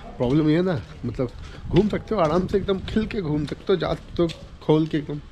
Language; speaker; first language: Hindi; non-native, local second language; Bangla